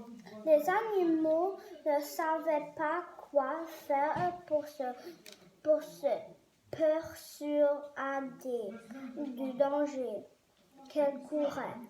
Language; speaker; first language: French; non-native, learner; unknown